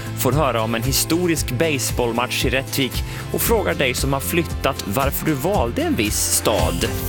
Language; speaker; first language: Swedish; native; Swedish